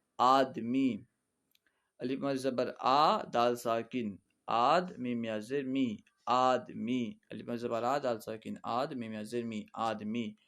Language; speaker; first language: Urdu; native; Urdu